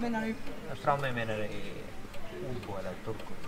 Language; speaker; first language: Swedish; non-native, fluent; Urdu